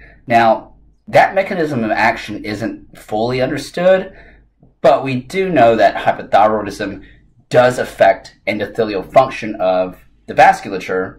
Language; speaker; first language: English; native; English